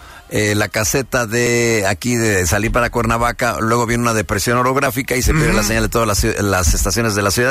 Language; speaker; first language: Spanish; native; Spanish